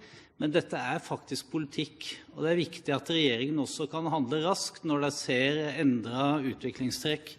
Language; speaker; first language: Norwegian; native; Norwegian